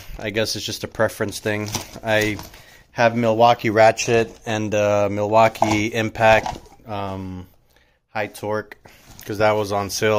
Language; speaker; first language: English; native; English